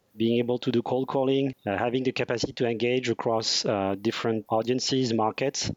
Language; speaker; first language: English; non-native, fluent; French